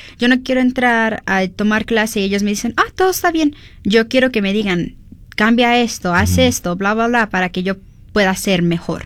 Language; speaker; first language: Spanish; early bilingual, heritage; Spanish